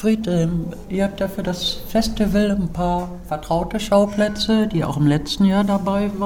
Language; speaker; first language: German; native; German